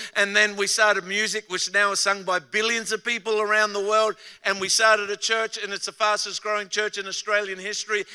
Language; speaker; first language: English; native; English